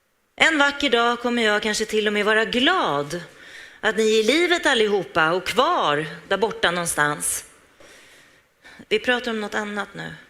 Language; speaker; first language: Swedish; native; Swedish